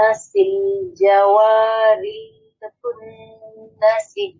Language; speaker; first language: Arabic; non-native, learner; Bangla